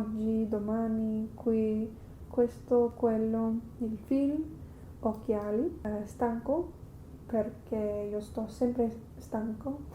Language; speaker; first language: Italian; non-native, learner; English